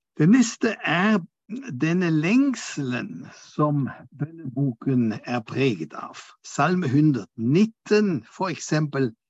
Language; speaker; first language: Norwegian; non-native, fluent; German